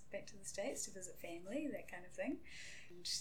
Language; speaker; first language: English; native; English